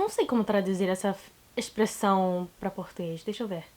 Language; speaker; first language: Portuguese; non-native, learner; English